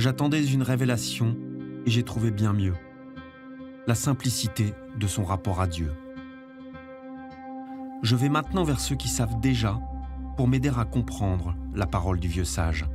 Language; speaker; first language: French; native; French